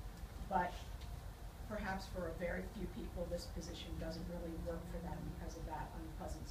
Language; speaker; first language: English; native; English